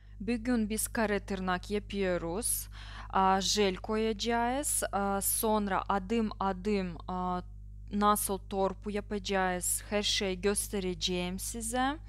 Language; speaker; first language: Turkish; non-native, learner; Russian